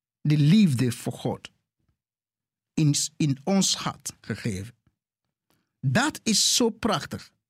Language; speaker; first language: Dutch; non-native, fluent; English